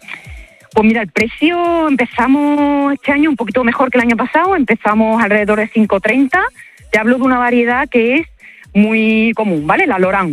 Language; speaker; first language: Spanish; native; Spanish